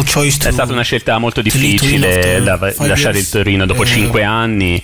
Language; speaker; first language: Italian; non-native, fluent; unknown